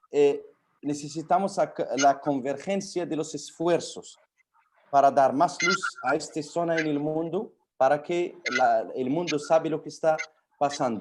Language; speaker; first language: Spanish; non-native, fluent; Arabic